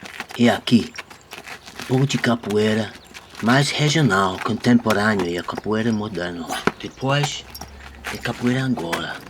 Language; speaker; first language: Portuguese; non-native, learner; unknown